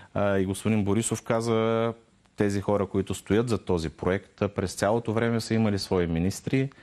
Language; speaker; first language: Bulgarian; non-native, local second language; Turkish